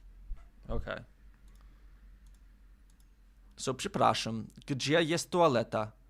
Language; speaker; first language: Polish; non-native, learner; English